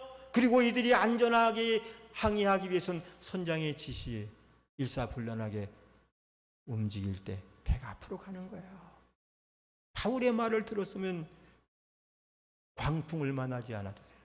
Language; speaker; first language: Korean; native; Korean